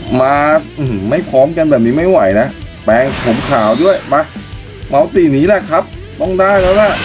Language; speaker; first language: Thai; native; Thai